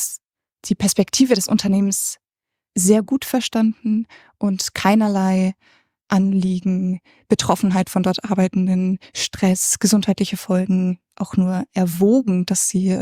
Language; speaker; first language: German; native; German